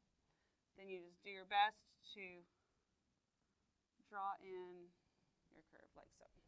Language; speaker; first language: English; native; English